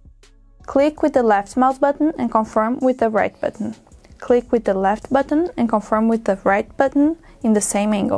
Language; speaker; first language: English; non-native, fluent; Portuguese